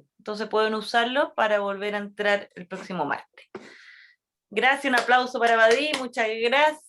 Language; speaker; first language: Spanish; native; Spanish